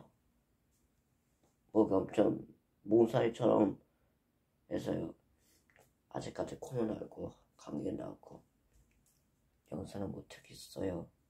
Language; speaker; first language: Korean; non-native, learner; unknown